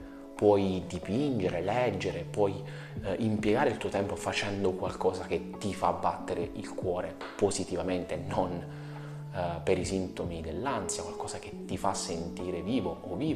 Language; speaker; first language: Italian; native; Italian